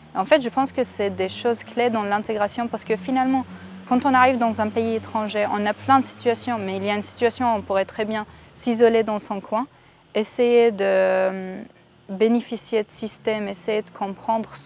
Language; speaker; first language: French; non-native, fluent; Arabic